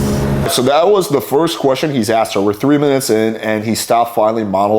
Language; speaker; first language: English; native; English